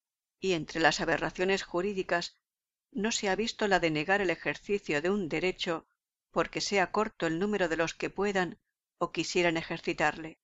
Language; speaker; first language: Spanish; native; Spanish